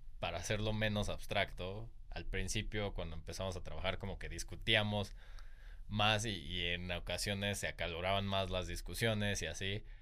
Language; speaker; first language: Spanish; native; Spanish